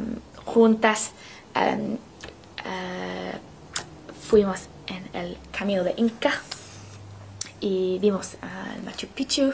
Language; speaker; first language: Spanish; non-native, learner; English